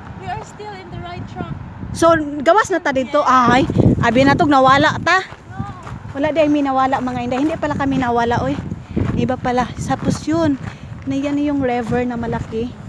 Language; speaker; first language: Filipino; non-native, local second language; Cebuano